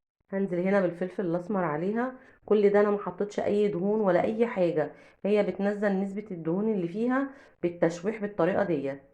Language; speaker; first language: Arabic; native; Arabic